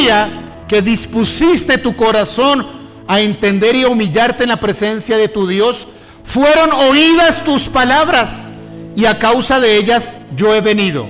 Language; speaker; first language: Spanish; native; Spanish